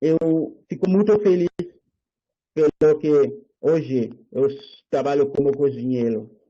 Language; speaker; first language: Portuguese; non-native, learner; Haitian Creole